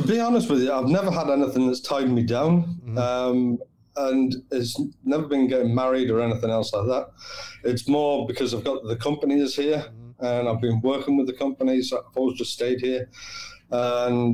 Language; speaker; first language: English; native; English